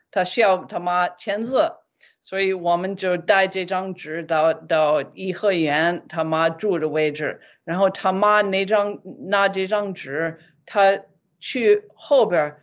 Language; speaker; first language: Chinese; non-native, fluent; English